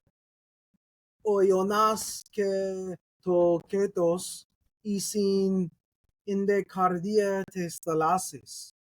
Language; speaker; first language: Greek; non-native, learner; English